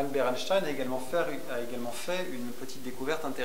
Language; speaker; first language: French; native; French